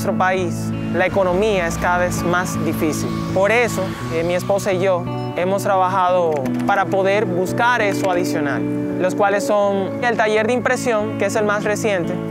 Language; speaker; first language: Spanish; native; Spanish